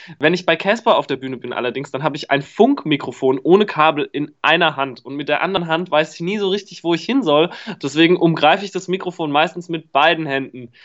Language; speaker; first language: German; native; German